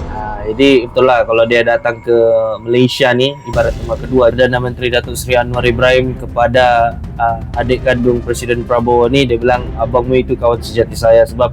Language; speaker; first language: Malay; native; Malay